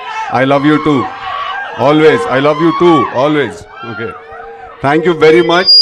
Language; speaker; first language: Telugu; native; Telugu